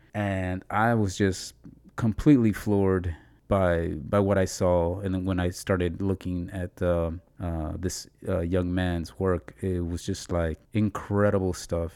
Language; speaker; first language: English; early bilingual, other home language; Spanish